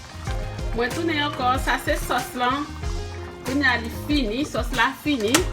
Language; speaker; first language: French; non-native, learner; Haitian Creole